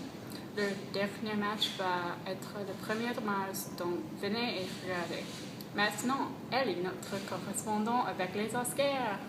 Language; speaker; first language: French; non-native, learner; English